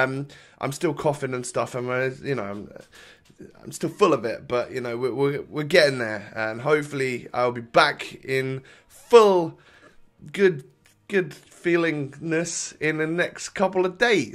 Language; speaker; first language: English; native; English